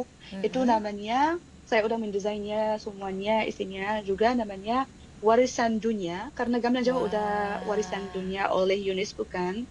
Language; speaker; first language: Indonesian; non-native, fluent; Arabic